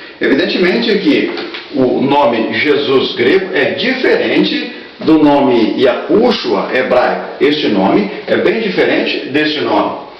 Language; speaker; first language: Portuguese; native; Portuguese